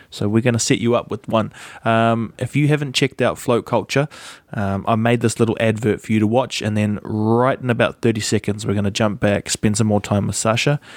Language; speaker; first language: English; native; English